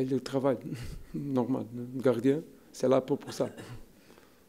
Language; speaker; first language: French; non-native, learner; Portuguese